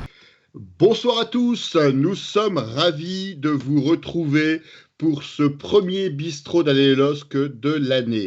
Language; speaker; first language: French; native; French